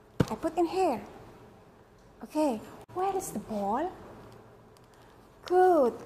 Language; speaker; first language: English; non-native, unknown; Indonesian